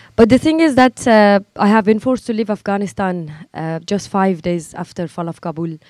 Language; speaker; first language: English; non-native, fluent; Persian